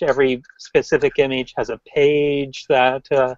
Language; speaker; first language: English; native; English